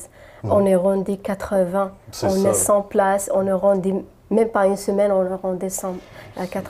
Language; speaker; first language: French; non-native, local second language; Arabic